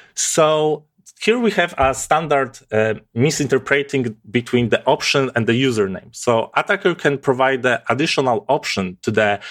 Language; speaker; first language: English; non-native, fluent; Polish